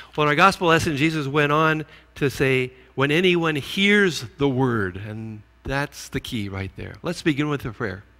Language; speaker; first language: English; native; English